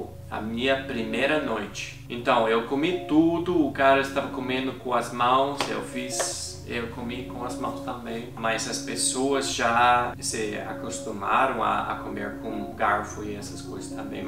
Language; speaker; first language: Portuguese; non-native, fluent; English